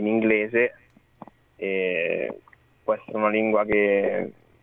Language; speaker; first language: Italian; native; Italian